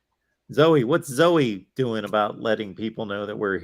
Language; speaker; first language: English; native; English